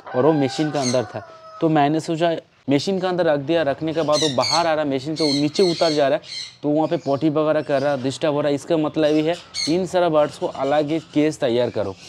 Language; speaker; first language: Hindi; non-native, local second language; Bangla